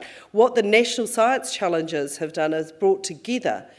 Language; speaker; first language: English; native; English